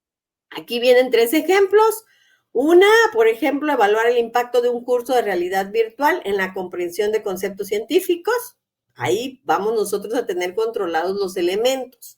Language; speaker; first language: Spanish; native; Spanish